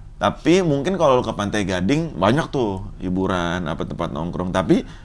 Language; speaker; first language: Indonesian; early bilingual, other home language; Fula